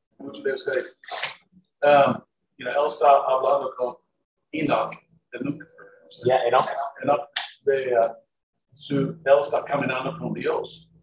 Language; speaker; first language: Spanish; non-native, learner; English